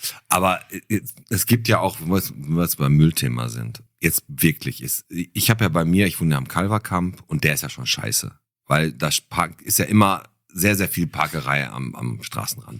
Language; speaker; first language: German; native; German